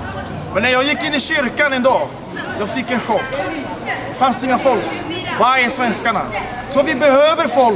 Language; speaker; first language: Swedish; non-native, fluent; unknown